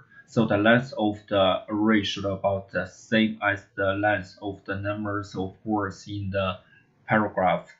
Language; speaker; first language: English; non-native, learner; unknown